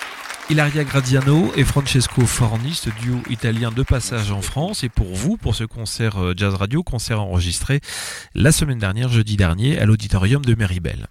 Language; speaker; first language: French; native; French